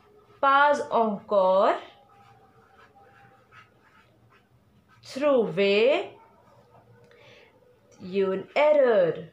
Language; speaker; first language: French; non-native, learner; Hindi